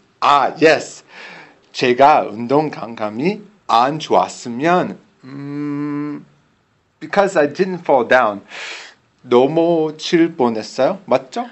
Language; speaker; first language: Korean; non-native, learner; English